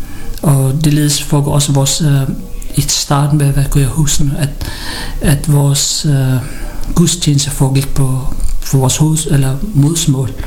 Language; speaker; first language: Danish; non-native, learner; Filipino